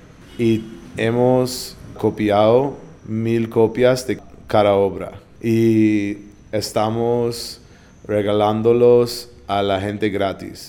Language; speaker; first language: Spanish; non-native, fluent; English